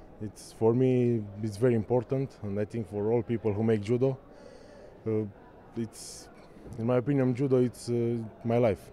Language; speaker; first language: English; non-native, learner; Romanian